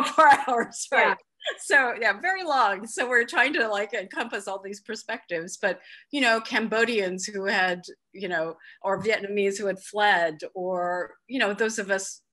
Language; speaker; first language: English; native; English